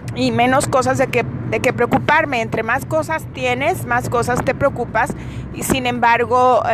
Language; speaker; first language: Spanish; native; Spanish